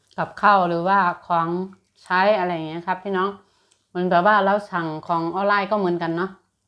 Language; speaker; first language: Thai; native; Thai